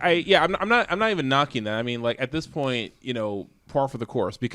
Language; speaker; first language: English; native; English